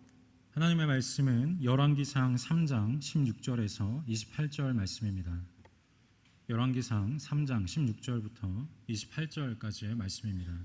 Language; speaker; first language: Korean; native; Korean